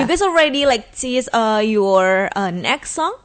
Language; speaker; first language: English; non-native, fluent; Indonesian